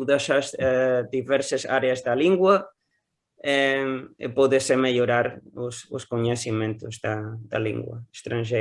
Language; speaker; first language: Portuguese; non-native, learner; Spanish